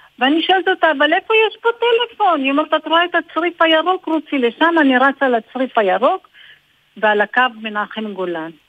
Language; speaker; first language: Hebrew; early bilingual, other home language; Bulgarian